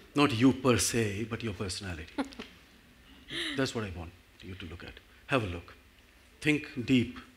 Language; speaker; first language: English; non-native, local second language; Gujarati